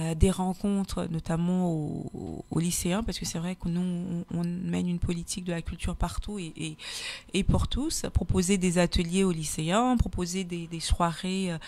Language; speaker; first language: French; native; French